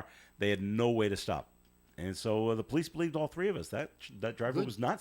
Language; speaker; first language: English; native; English